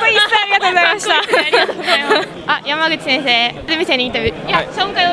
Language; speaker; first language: Japanese; native; Japanese